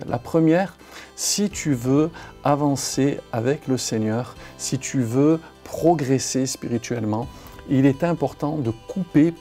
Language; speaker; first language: French; native; French